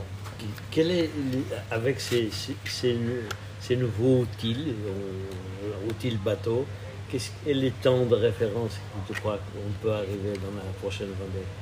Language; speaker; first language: French; non-native, fluent; Portuguese